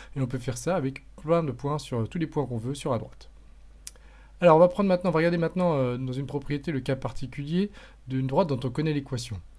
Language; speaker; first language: French; native; French